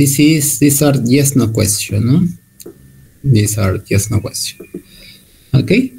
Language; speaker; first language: English; non-native, learner; Spanish